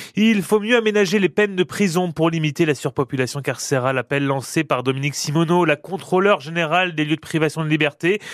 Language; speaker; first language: French; native; French